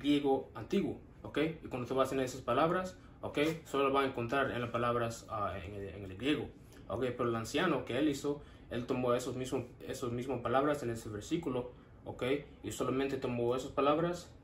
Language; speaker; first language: Spanish; non-native, learner; English